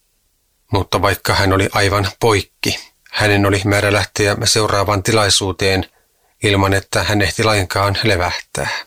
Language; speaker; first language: Finnish; native; Finnish